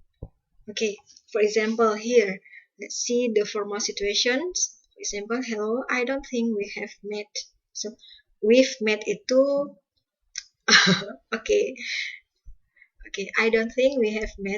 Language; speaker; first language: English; non-native, fluent; Indonesian